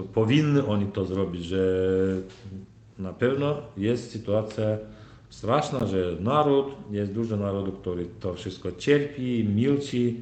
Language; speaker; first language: Polish; non-native, learner; Turkmen